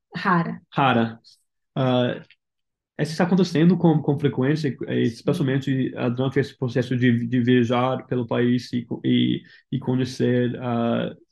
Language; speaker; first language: Portuguese; non-native, learner; English